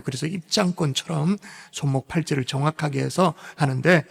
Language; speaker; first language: Korean; native; Korean